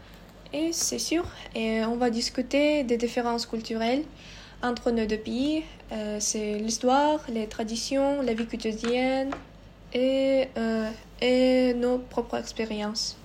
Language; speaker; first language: French; non-native, learner; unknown